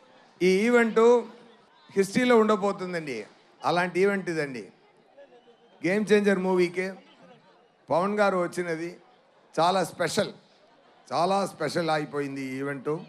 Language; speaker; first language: Telugu; non-native, local second language; Tamil